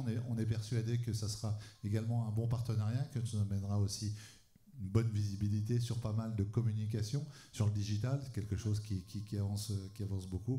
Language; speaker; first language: French; native; French